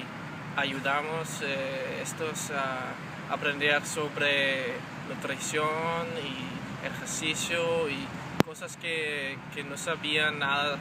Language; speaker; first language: Spanish; non-native, learner; Danish